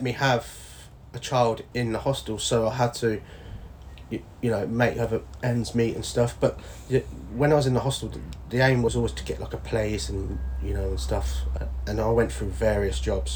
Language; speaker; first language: English; native; English